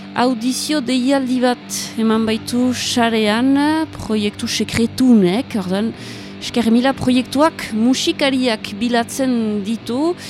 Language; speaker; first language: Basque; native; Basque